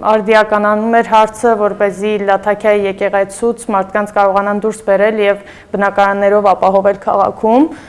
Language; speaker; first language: Armenian; native; Armenian